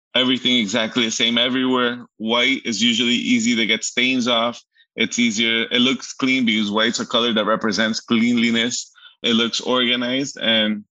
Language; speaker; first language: English; early bilingual, other home language; Spanish